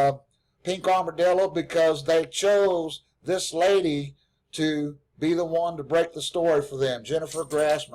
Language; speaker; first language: English; native; English